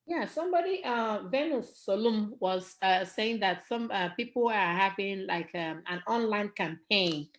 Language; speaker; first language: English; non-native, local second language; Yoruba